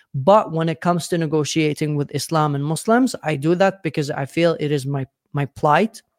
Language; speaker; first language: English; non-native, fluent; Arabic